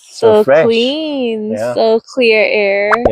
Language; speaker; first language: English; non-native, learner; Thai